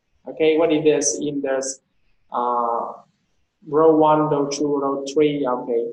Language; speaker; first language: English; non-native, fluent; Vietnamese